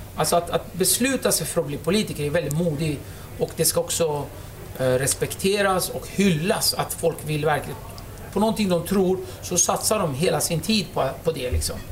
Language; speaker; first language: Swedish; early bilingual, other home language; Kurdish